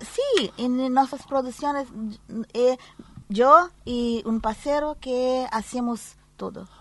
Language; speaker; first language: Spanish; non-native, learner; Portuguese